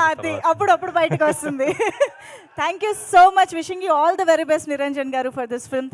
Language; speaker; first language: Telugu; native; Telugu